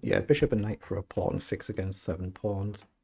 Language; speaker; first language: English; native; English